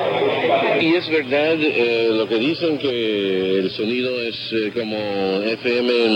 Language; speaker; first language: Spanish; non-native, fluent; English